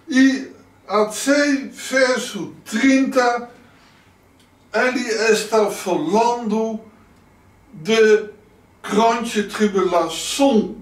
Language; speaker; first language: Portuguese; non-native, learner; Dutch